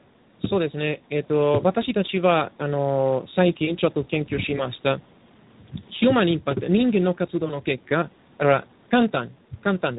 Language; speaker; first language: Japanese; non-native, learner; Italian